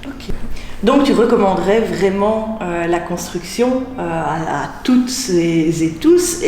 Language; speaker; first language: French; native; French